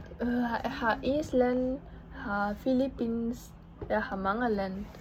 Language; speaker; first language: Danish; non-native, learner; Vietnamese